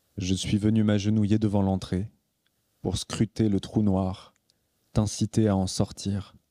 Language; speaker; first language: French; native; French